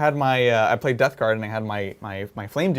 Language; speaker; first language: English; native; English